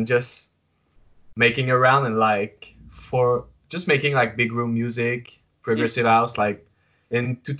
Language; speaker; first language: English; non-native, fluent; French